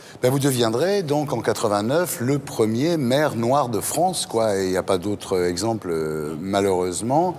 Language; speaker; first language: French; native; French